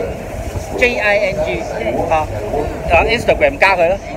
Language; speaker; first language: Chinese; non-native, local second language; Cantonese